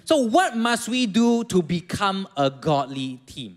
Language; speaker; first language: English; native; English